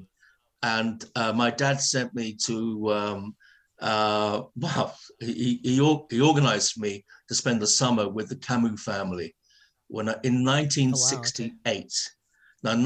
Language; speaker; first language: English; native; English